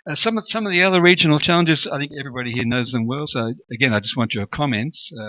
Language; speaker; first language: English; native; English